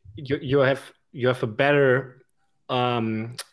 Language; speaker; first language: English; non-native, fluent; German